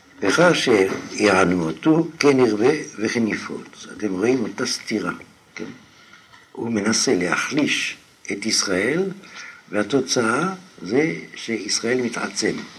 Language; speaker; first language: Hebrew; non-native, fluent; French